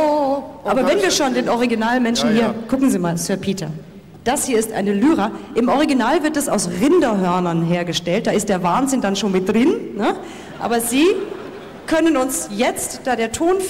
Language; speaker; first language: German; native; German